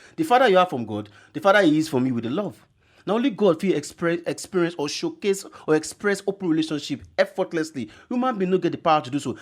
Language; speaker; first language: Nigerian Pidgin; non-native, local second language; Yoruba